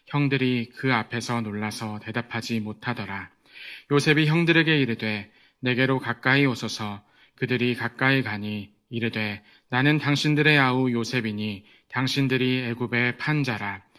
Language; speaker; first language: Korean; native; Korean